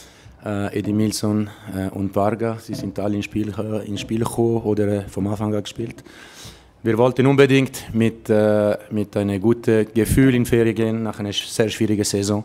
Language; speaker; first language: German; non-native, local second language; Italian